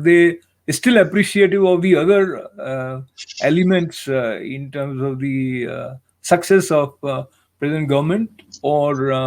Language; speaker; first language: English; non-native, local second language; Hindi